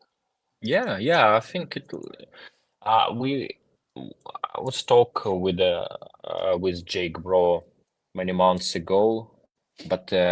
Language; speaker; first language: English; non-native, fluent; Ukrainian